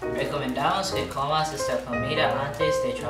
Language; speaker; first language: Spanish; non-native, learner; English